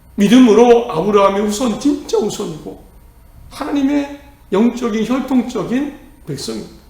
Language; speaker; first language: Korean; native; Korean